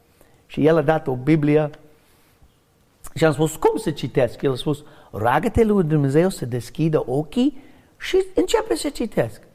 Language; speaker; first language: Romanian; non-native, learner; English